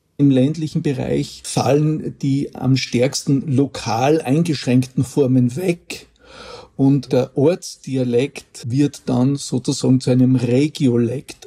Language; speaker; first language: German; native; German